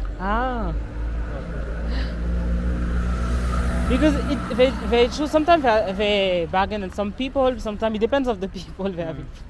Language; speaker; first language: English; non-native, learner; French